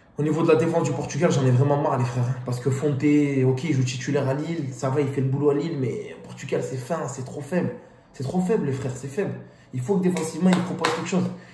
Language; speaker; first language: French; native; French